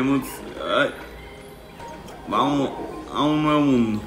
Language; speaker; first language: Spanish; native; Spanish